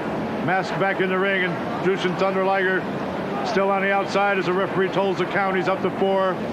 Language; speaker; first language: English; native; English